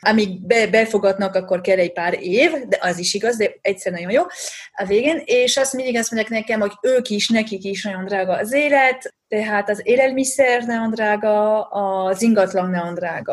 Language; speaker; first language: Hungarian; non-native, fluent; French